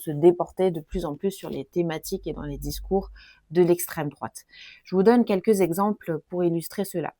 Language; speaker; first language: French; native; French